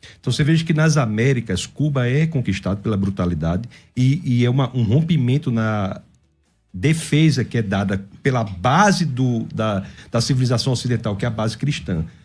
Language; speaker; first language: Portuguese; native; Portuguese